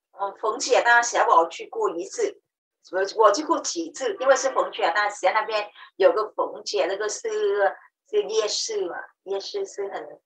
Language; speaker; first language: Chinese; non-native, learner; Vietnamese